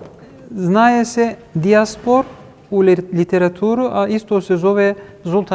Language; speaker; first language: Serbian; early bilingual, heritage; Turkish